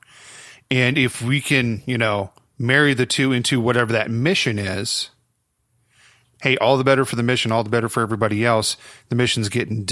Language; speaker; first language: English; native; English